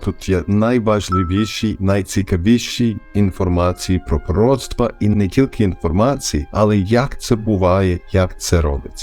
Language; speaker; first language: Ukrainian; early bilingual, heritage; Ukrainian